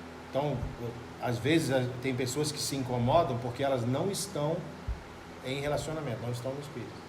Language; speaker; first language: Portuguese; native; Portuguese